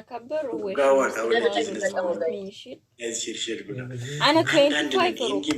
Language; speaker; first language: Arabic; non-native, learner; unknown